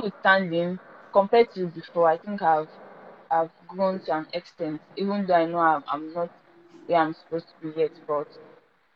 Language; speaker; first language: English; non-native, local second language; Igbo